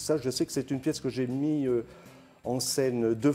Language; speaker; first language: French; native; French